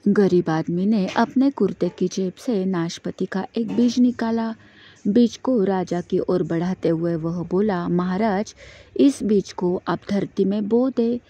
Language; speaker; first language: Hindi; non-native, local second language; Marathi